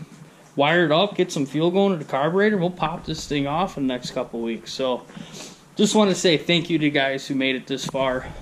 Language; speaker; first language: English; native; English